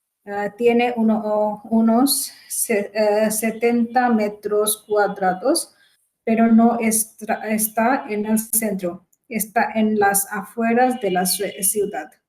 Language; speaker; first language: Spanish; non-native, learner; Bangla